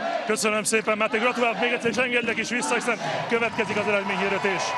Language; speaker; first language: Hungarian; native; Hungarian